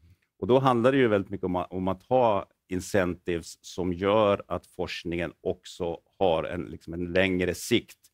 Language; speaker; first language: Swedish; native; Swedish